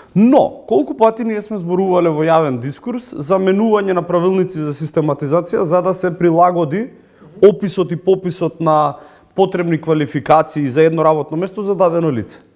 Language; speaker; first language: Macedonian; native; Macedonian